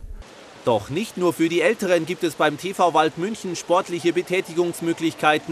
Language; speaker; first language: German; native; German